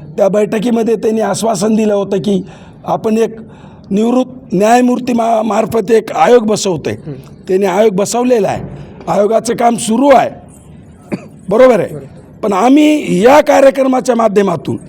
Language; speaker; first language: Marathi; non-native, local second language; Lambadi